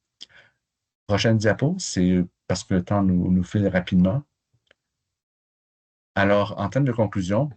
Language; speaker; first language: French; native; French